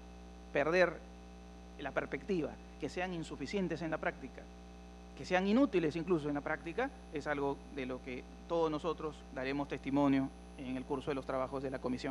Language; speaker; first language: Spanish; native; Spanish